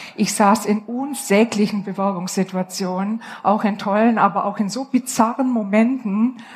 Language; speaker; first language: German; native; German